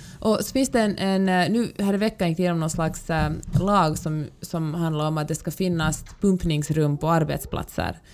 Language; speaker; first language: Swedish; native; Swedish